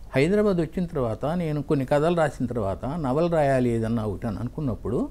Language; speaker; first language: Telugu; native; Telugu